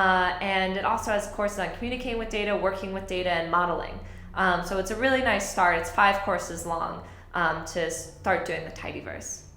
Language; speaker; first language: English; native; English